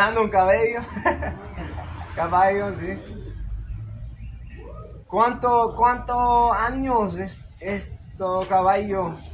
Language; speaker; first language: Spanish; non-native, learner; English